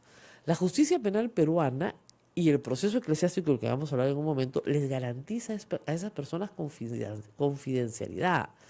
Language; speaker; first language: Spanish; native; Spanish